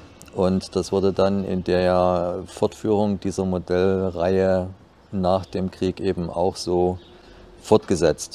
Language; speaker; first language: German; native; German